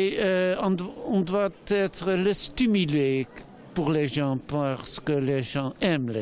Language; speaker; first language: French; non-native, fluent; Dutch